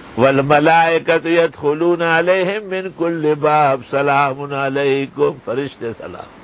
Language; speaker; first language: Urdu; non-native, local second language; Pashto